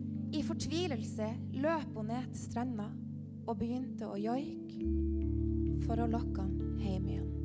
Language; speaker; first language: Norwegian; native; Norwegian